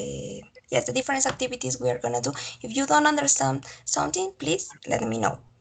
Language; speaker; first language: English; non-native, learner; Spanish